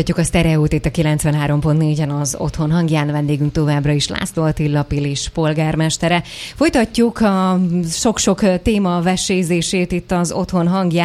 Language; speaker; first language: Hungarian; native; Hungarian